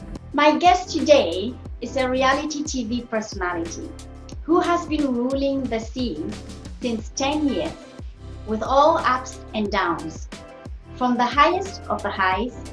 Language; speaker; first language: English; non-native, fluent; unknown